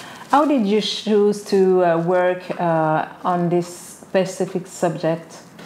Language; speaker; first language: English; non-native, fluent; French